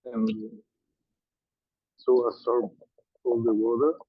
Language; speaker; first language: English; non-native, learner; Italian